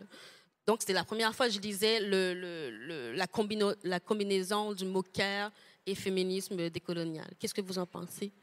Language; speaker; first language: French; native; French